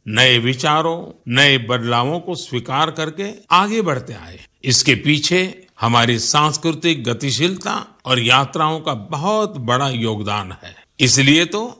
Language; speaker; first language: Hindi; non-native, local second language; Gujarati